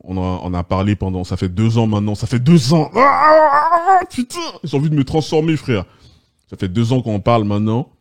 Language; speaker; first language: French; native; French